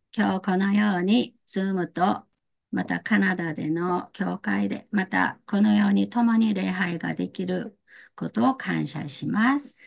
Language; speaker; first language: Japanese; non-native, fluent; Korean